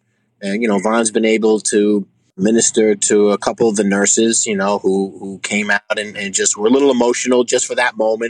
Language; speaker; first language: English; native; English